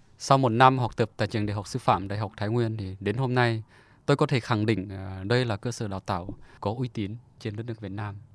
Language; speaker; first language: Vietnamese; non-native, fluent; Lao